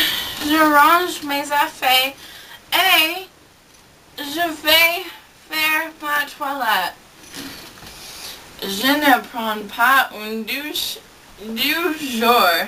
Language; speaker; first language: French; non-native, learner; English